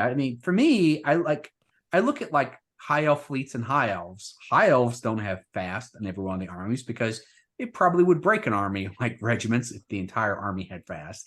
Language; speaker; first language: English; native; English